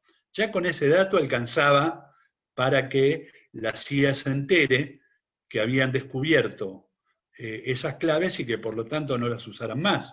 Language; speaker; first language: Spanish; native; Spanish